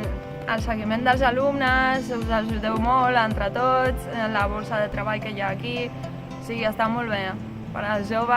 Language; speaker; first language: Catalan; non-native, local second language; Spanish